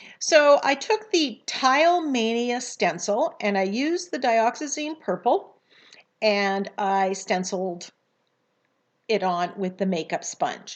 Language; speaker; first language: English; native; English